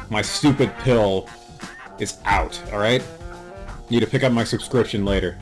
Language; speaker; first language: English; native; English